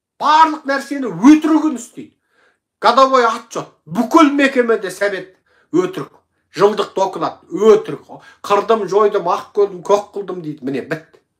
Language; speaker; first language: Kazakh; native; Kazakh